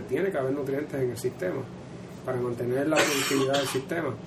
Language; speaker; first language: Spanish; native; Spanish